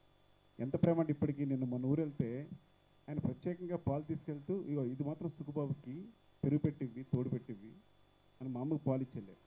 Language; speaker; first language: Telugu; native; Telugu